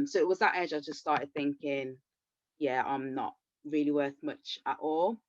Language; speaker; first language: English; native; English